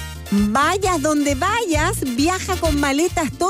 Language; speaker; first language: Spanish; native; Spanish